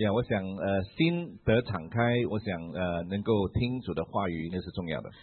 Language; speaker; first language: Chinese; native; Chinese